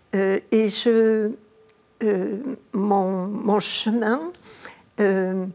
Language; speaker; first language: French; native; French